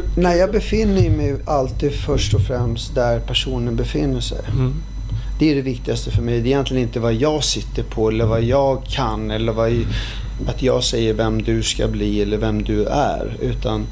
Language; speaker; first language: Swedish; early bilingual, other home language; Arabic